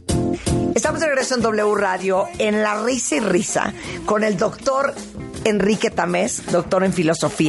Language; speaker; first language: Spanish; native; Spanish